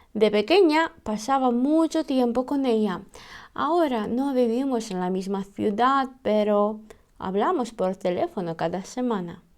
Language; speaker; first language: Spanish; non-native, fluent; Ukrainian